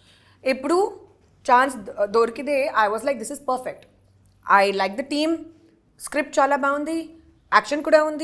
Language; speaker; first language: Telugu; non-native, local second language; Hindi